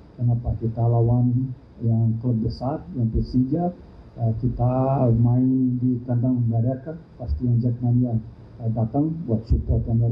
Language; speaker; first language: Indonesian; non-native, fluent; Thai